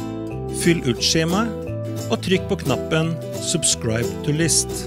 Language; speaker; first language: Norwegian; native; Norwegian